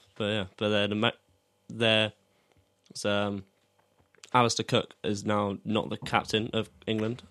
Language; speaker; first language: English; native; English